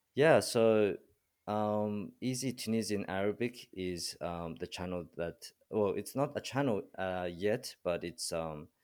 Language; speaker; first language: English; early bilingual, other home language; Korean